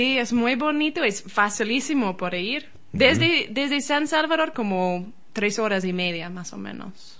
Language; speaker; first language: Spanish; non-native, learner; English